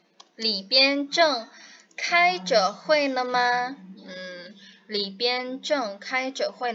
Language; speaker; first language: Chinese; non-native, fluent; Indonesian